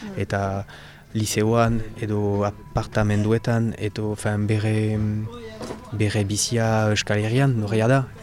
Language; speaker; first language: Basque; non-native, local second language; French